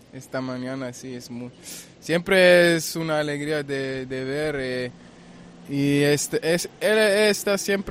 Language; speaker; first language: Spanish; non-native, fluent; German